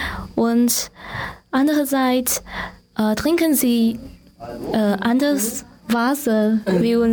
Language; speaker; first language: German; non-native, learner; Chinese